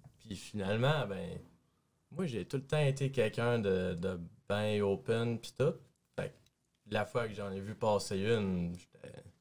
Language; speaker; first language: French; native; French